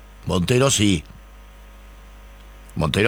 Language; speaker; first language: Spanish; native; Spanish